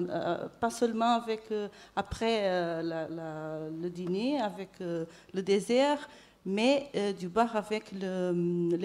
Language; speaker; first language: French; non-native, fluent; Portuguese